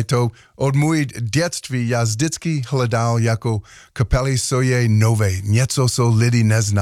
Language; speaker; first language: Czech; non-native, learner; English